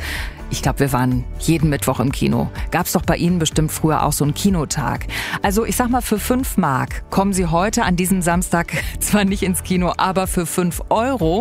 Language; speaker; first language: German; native; German